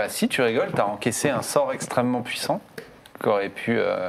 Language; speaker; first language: French; native; French